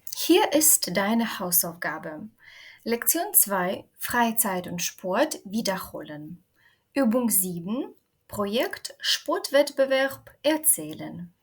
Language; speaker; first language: German; non-native, fluent; Ukrainian